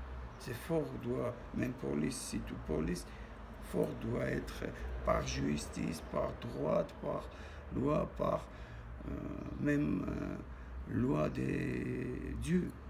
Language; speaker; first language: French; non-native, learner; Armenian